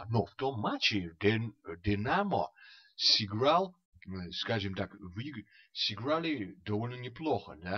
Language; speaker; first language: Russian; non-native, fluent; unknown